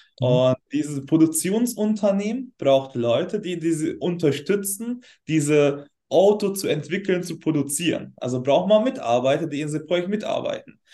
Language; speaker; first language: German; non-native, fluent; Hungarian